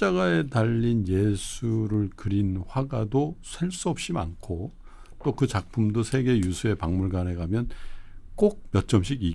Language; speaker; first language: Korean; native; Korean